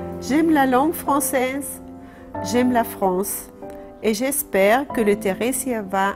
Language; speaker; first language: French; non-native, fluent; German